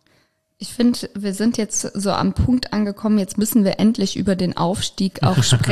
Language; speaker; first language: German; native; German